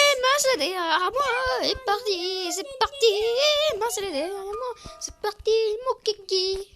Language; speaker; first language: French; native; French